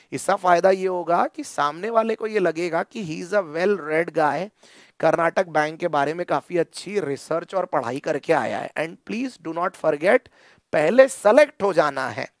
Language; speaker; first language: Hindi; non-native, local second language; Marathi